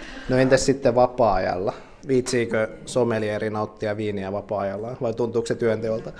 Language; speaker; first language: Finnish; native; Finnish